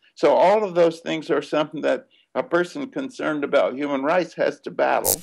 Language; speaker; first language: English; native; English